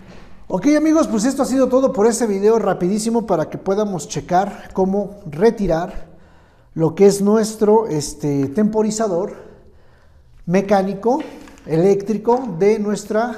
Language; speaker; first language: Spanish; native; Spanish